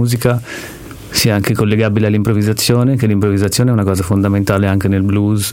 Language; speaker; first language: Italian; native; Italian